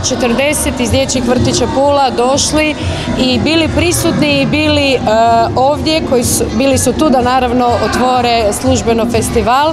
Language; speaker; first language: Croatian; native; Croatian